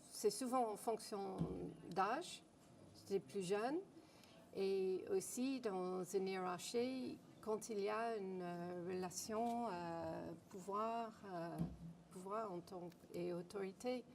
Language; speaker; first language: French; non-native, fluent; English